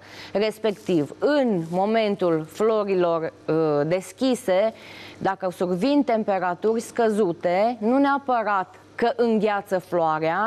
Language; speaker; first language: Romanian; native; Romanian